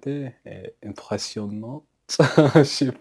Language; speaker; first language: French; non-native, learner; English